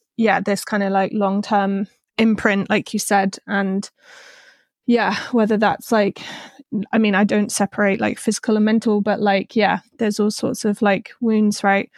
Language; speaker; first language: English; native; English